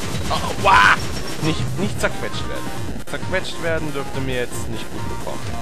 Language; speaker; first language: German; native; German